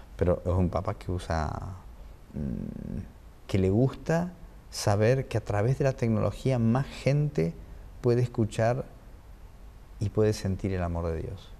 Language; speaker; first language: Spanish; native; Spanish